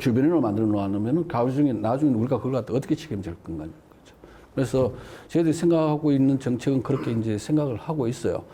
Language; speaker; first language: Korean; native; Korean